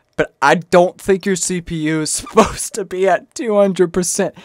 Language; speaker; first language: English; native; English